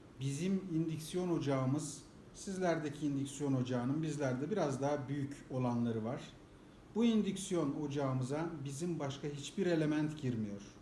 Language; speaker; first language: Turkish; native; Turkish